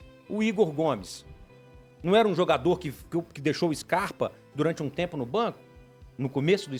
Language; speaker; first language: Portuguese; native; Portuguese